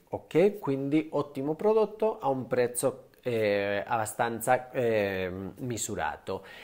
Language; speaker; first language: Italian; non-native, fluent; Spanish